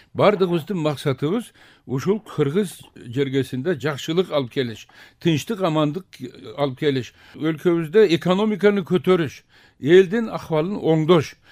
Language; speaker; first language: Kyrgyz; non-native, local second language; Tajik